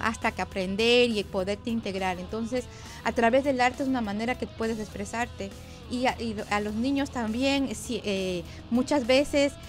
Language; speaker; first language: Spanish; native; Spanish